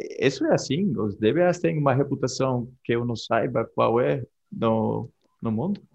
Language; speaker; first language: Portuguese; non-native, fluent; Spanish